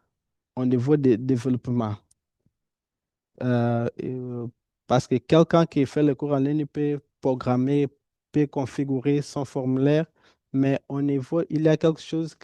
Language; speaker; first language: French; non-native, fluent; Portuguese